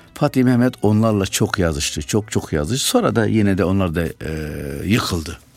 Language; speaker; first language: Turkish; non-native, fluent; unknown